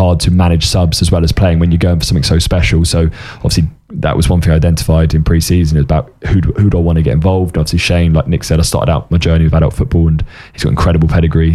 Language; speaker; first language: English; native; English